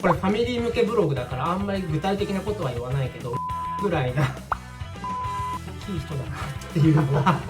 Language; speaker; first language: Japanese; native; Japanese